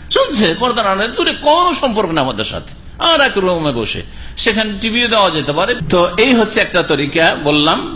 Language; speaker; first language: Bangla; native; Bangla